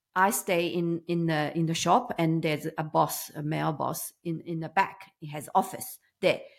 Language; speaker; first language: English; non-native, learner; Chinese